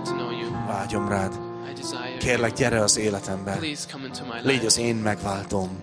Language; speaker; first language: Hungarian; native; Hungarian